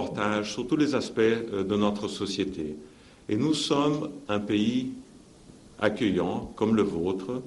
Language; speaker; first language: French; non-native, fluent; Portuguese